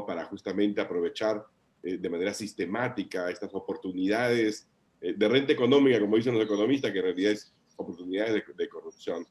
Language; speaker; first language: Spanish; native; Spanish